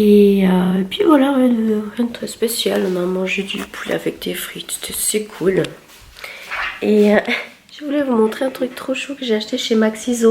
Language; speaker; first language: French; native; French